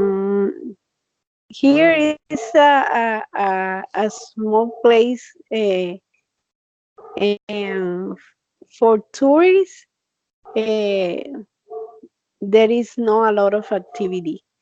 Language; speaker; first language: English; non-native, learner; Spanish